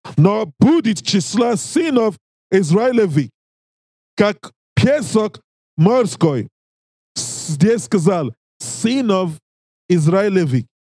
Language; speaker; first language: Russian; non-native, learner; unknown